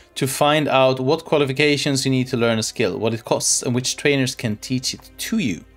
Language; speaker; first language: English; non-native, fluent; Swedish